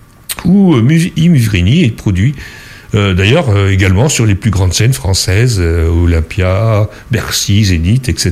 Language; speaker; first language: French; native; French